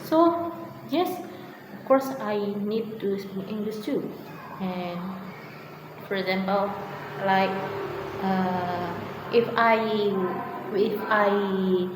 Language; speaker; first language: English; non-native, learner; Indonesian